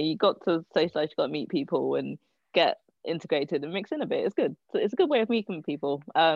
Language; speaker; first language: English; native; English